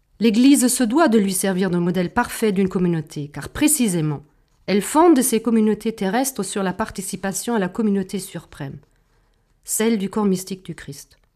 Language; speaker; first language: French; non-native, fluent; German